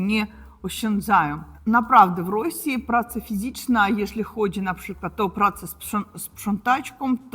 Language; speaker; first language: Polish; non-native, learner; Russian